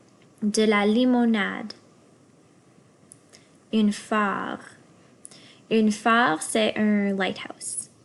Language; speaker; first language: French; non-native, fluent; English